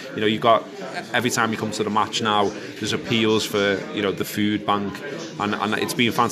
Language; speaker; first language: English; native; English